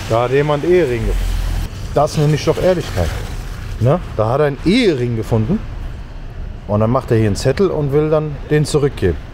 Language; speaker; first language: German; native; German